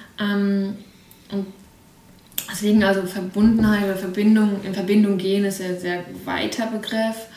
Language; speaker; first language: German; early bilingual, other home language; Russian